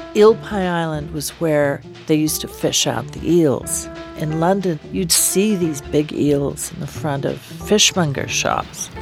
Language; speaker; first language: English; native; English